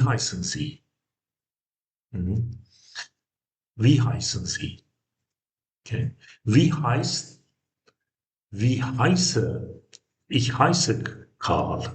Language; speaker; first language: German; non-native, fluent; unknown